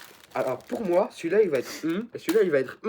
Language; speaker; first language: French; native; French